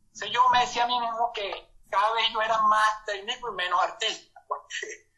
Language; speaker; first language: Spanish; native; Spanish